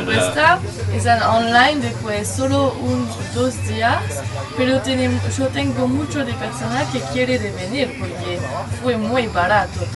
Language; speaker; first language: Spanish; non-native, learner; French